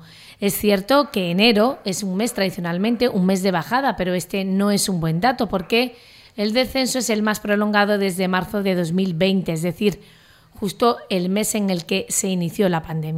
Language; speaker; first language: Spanish; native; Spanish